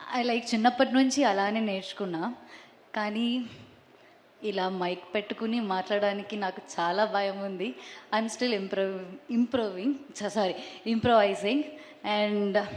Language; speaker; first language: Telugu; non-native, learner; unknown